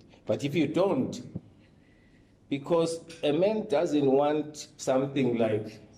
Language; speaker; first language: English; non-native, local second language; Swati